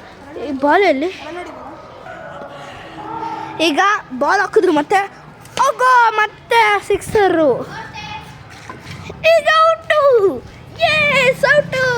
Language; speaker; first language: Kannada; native; Kannada